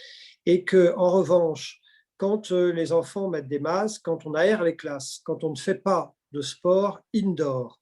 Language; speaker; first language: French; native; French